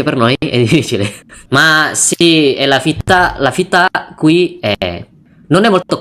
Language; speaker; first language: Italian; non-native, learner; Indonesian